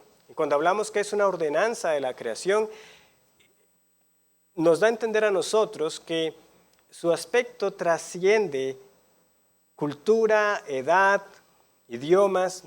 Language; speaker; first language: Spanish; native; Spanish